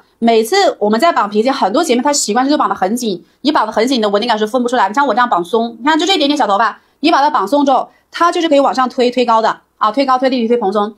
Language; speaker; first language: Chinese; native; Chinese